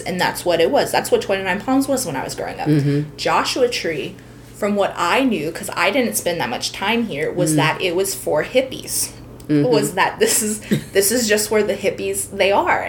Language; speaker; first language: English; native; English